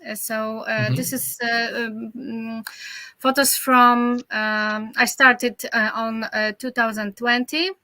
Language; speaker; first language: English; non-native, learner; Polish